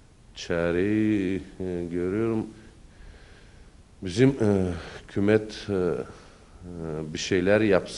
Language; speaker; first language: Turkish; early bilingual, heritage; Turkish